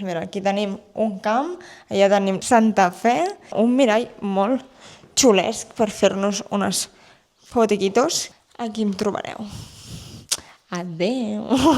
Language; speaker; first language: Catalan; native; Catalan